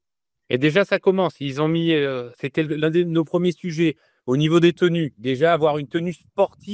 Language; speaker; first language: French; native; French